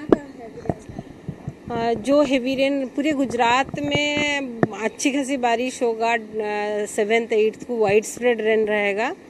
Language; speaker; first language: Hindi; non-native, local second language; Gujarati